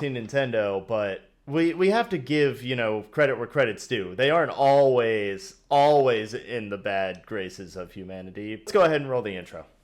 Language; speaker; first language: English; native; English